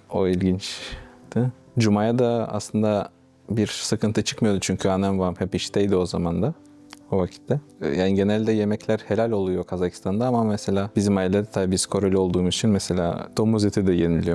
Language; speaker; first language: Turkish; non-native, fluent; Russian